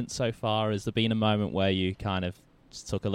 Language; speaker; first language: English; native; English